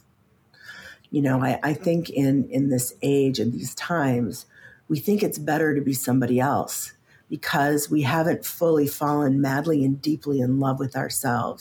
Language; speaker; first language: English; native; English